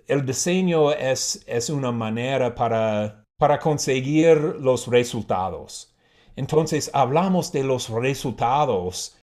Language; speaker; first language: Spanish; non-native, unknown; English